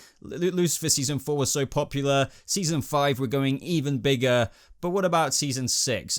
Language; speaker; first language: English; native; English